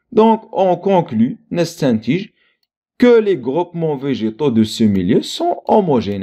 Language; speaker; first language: French; non-native, local second language; Arabic